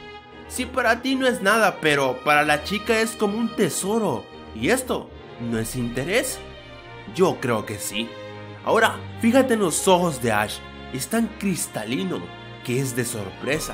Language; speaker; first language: Spanish; native; Spanish